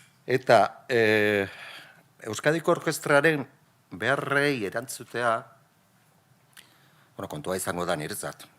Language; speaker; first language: Basque; non-native, local second language; Spanish